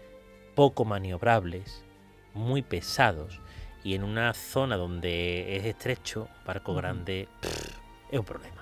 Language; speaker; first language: Spanish; native; Spanish